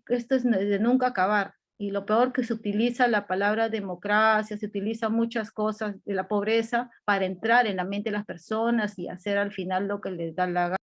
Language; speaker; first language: Spanish; native; Spanish